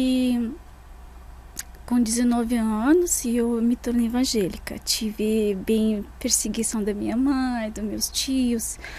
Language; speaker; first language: Portuguese; non-native, fluent; Russian